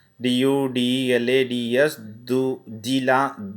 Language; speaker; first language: French; non-native, fluent; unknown